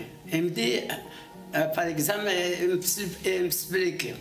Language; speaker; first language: French; non-native, learner; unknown